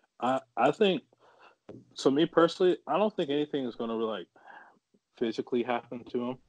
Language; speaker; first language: English; native; English